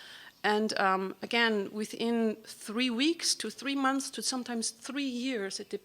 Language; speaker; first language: English; non-native, fluent; German